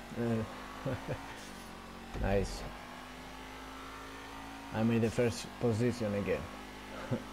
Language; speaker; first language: English; non-native, learner; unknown